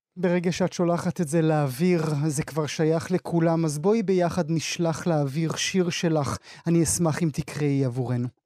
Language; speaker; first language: Hebrew; native; Hebrew